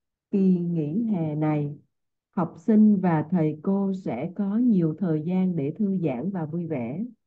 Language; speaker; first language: Vietnamese; native; Vietnamese